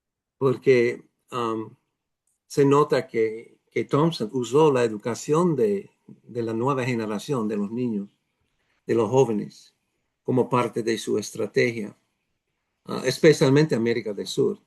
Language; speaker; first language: Spanish; non-native, fluent; Dutch